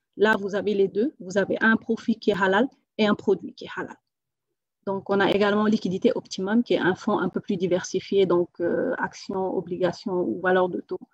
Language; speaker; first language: French; non-native, local second language; Wolof